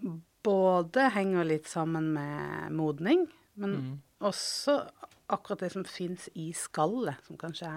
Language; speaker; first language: Norwegian; native; Norwegian